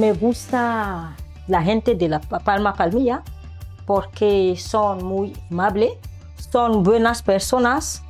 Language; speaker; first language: Spanish; non-native, learner; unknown